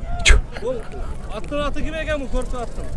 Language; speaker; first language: Kyrgyz; native; Kyrgyz